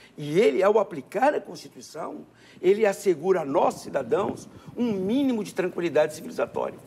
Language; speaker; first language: Portuguese; native; Portuguese